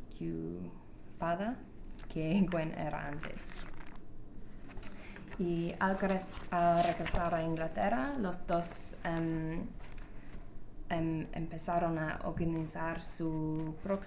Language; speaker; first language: Spanish; non-native, learner; English